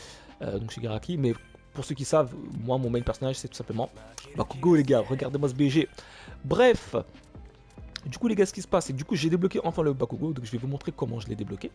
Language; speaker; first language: French; native; French